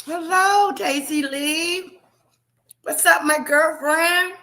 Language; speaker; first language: English; native; English